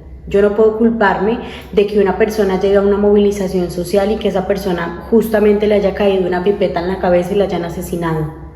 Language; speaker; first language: Spanish; native; Spanish